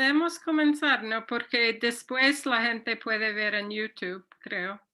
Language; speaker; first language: Spanish; non-native, fluent; English